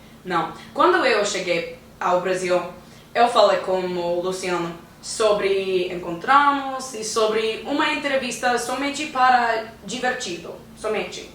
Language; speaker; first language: Portuguese; non-native, learner; English